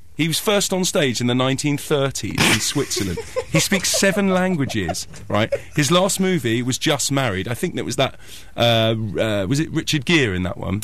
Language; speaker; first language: English; native; English